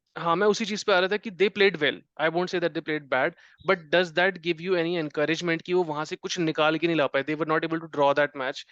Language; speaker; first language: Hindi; native; Hindi